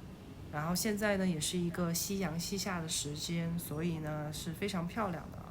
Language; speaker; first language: Chinese; native; Chinese